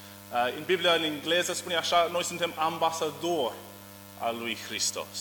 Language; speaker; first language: Romanian; non-native, learner; English